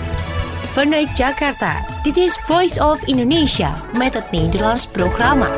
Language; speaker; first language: Dutch; non-native, fluent; Indonesian